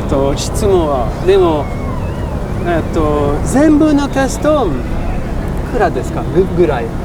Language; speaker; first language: Japanese; non-native, learner; French